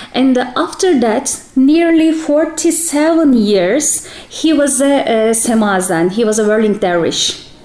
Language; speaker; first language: English; non-native, fluent; Turkish